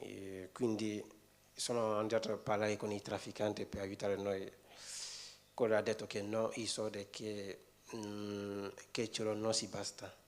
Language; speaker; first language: Italian; non-native, fluent; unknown